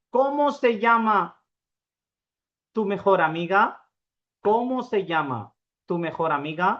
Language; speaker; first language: Spanish; non-native, fluent; Urdu